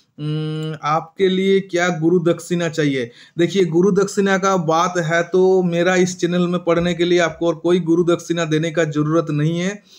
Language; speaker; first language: Hindi; non-native, local second language; Bangla